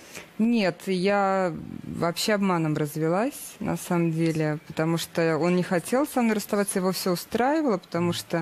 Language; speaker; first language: Russian; native; Russian